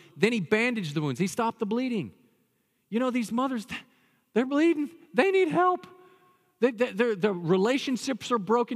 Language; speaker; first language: English; native; English